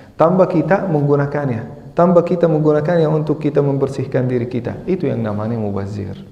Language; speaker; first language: Indonesian; non-native, fluent; Arabic